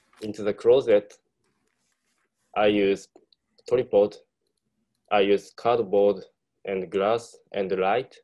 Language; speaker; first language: English; non-native, learner; Japanese